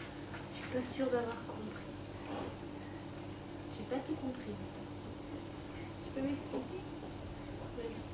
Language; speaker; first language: French; native; French